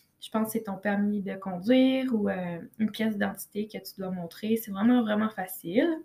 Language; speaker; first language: French; native; French